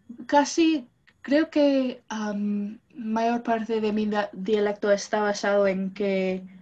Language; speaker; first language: Spanish; non-native, fluent; English